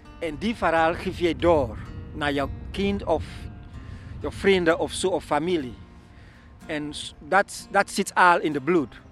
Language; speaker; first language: Dutch; non-native, learner; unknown